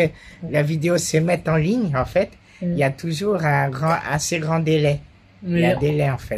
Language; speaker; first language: French; native; French